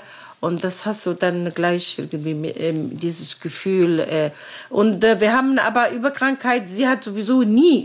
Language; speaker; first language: German; non-native, learner; Arabic